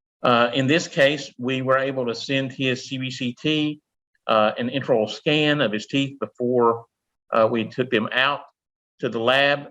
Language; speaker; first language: English; native; English